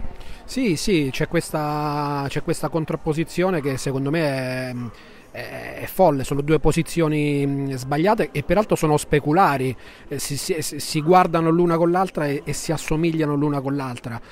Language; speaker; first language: Italian; native; Italian